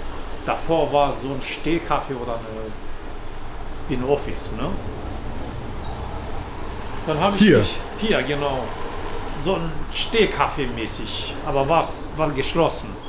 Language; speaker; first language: German; non-native, fluent; Turkish